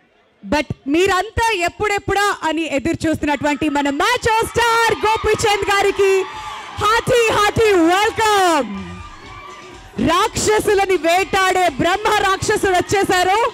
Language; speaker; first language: Telugu; native; Telugu